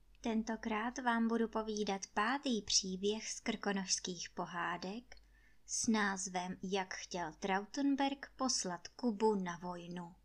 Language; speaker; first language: Czech; native; Czech